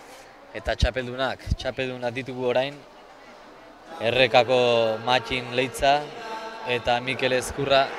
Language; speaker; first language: Basque; native; Basque